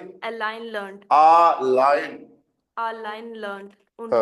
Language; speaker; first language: German; non-native, learner; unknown